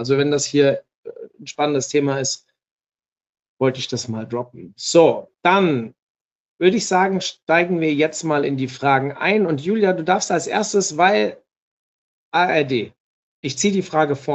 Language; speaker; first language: German; native; German